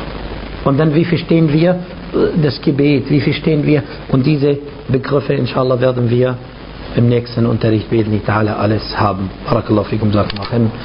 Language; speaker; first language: German; non-native, fluent; Arabic